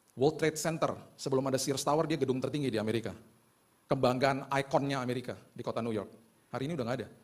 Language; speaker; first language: Indonesian; native; Indonesian